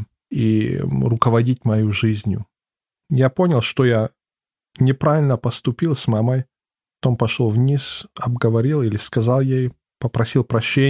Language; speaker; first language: Russian; non-native, fluent; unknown